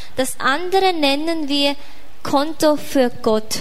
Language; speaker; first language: German; non-native, fluent; Thai